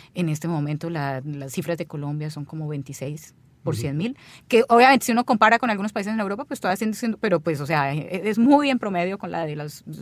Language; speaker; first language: Spanish; native; Spanish